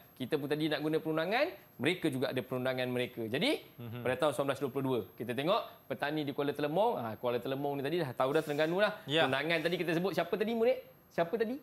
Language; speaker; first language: Malay; native; Malay